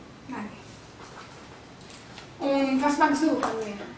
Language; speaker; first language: German; non-native, learner; Spanish